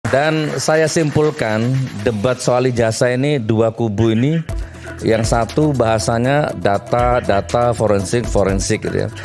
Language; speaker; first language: Indonesian; non-native, local second language; Madurese